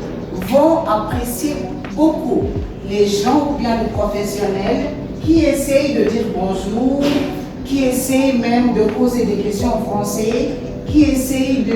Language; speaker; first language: French; non-native, fluent; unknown